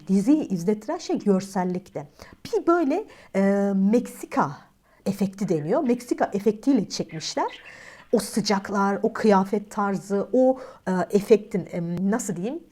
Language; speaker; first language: Turkish; native; Turkish